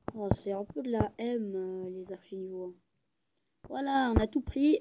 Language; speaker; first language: French; native; French